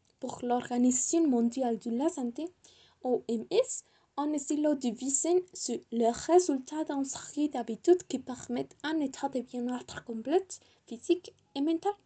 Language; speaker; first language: French; non-native, learner; Spanish